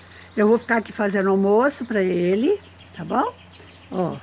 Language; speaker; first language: Portuguese; native; Portuguese